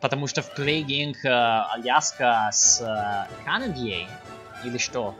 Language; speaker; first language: Russian; non-native, learner; English